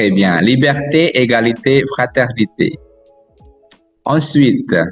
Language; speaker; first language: French; non-native, fluent; Indonesian